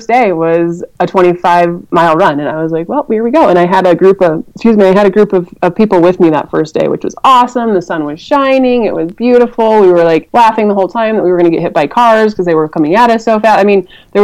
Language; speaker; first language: English; native; English